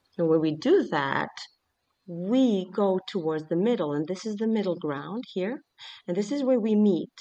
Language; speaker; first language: English; early bilingual, other home language; Swedish